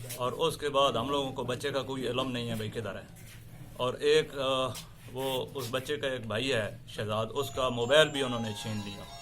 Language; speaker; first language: Urdu; non-native, local second language; Punjabi